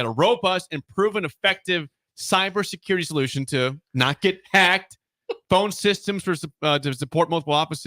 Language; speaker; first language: English; native; English